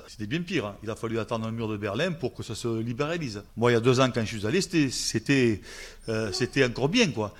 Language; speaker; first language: French; native; French